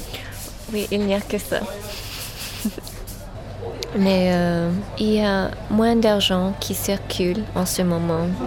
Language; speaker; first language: French; non-native, fluent; English